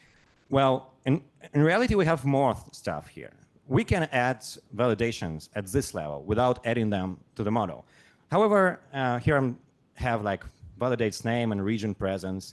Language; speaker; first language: English; non-native, fluent; Russian